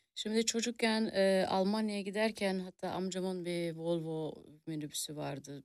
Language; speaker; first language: Turkish; early bilingual, heritage; Turkish